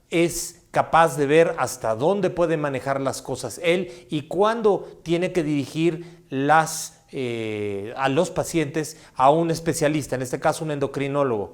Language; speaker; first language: Spanish; native; Spanish